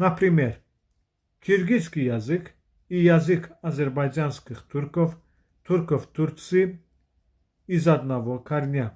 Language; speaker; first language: Russian; non-native, fluent; Azerbaijani